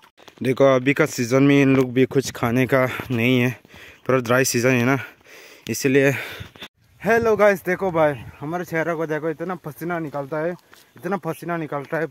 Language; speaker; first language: Hindi; non-native, local second language; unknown